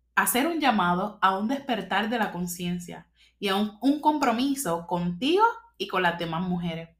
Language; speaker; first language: Spanish; native; Spanish